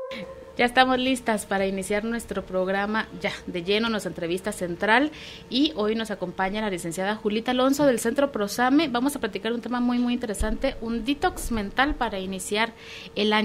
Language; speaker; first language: Spanish; native; Spanish